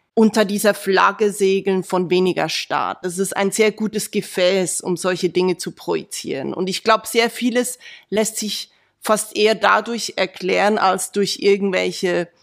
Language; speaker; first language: German; native; German